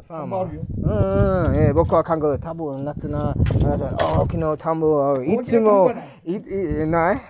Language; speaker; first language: Japanese; non-native, learner; English